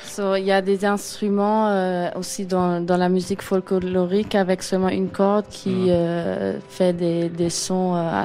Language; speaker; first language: French; non-native, learner; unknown